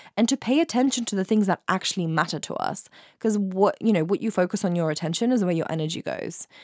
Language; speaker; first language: English; native; English